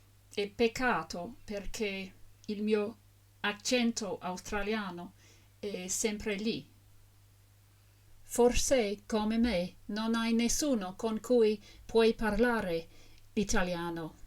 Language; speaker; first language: Italian; non-native, fluent; English